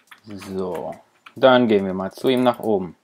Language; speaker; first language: German; native; German